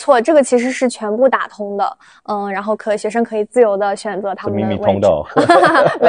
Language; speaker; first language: Chinese; native; Chinese